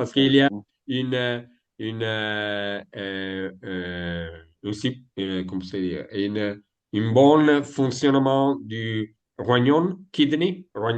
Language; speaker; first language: French; non-native, fluent; Italian